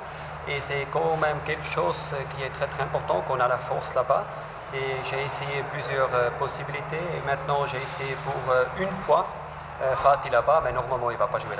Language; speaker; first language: French; non-native, fluent; German